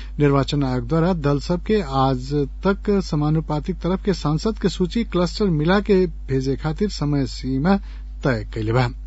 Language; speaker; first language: Bhojpuri; non-native, local second language; Nepali